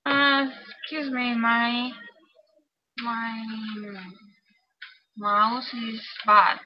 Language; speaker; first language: English; non-native, learner; Spanish